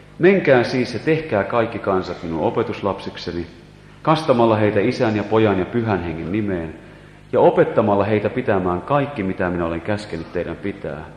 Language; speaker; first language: Finnish; native; Finnish